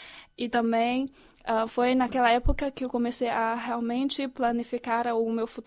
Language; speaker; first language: Portuguese; non-native, fluent; Chinese